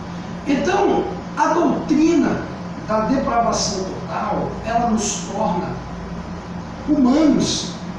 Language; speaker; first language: Portuguese; native; Portuguese